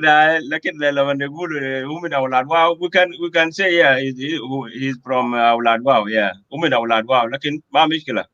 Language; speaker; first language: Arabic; non-native, local second language; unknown